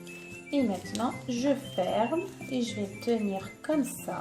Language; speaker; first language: French; non-native, local second language; Arabic